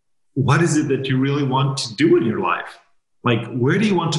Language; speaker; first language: English; non-native, fluent; German